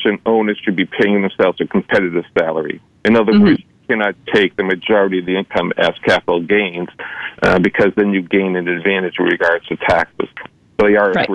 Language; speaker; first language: English; native; English